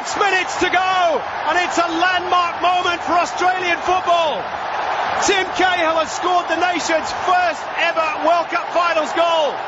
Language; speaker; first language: English; native; English